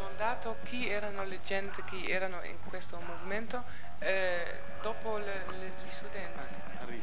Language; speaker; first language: Italian; non-native, learner; Dutch